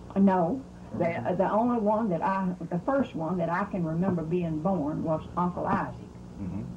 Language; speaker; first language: English; native; English